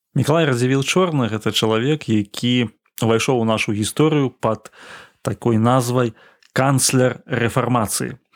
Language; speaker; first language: Belarusian; native; Belarusian